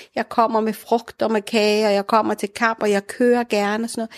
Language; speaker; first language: Danish; early bilingual, other home language; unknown